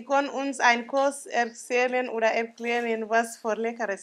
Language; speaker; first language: German; non-native, local second language; Mandingo